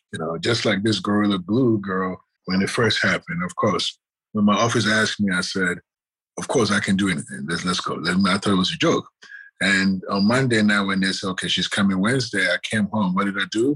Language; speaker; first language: English; non-native, local second language; Akan